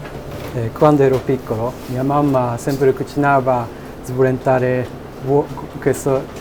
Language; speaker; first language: Italian; non-native, learner; Japanese